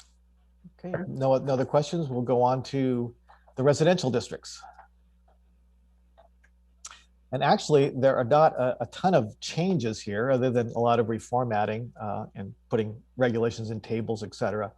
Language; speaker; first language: English; native; English